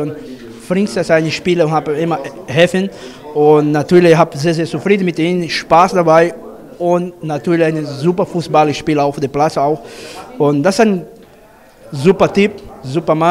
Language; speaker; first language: German; non-native, learner; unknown